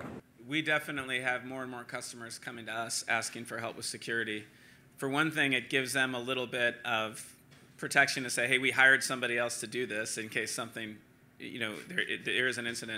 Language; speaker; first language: English; native; English